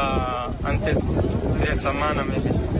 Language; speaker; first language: Spanish; non-native, learner; Arabic